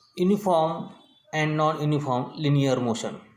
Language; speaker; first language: English; non-native, local second language; Marathi